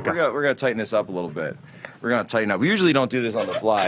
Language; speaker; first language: English; native; English